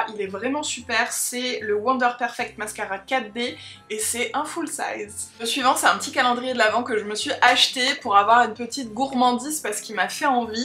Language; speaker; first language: French; native; French